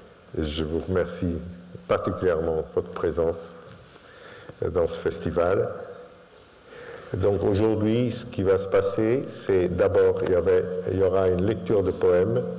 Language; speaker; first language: French; non-native, fluent; Portuguese